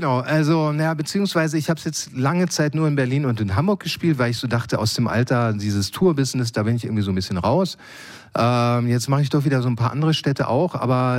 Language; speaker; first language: German; native; German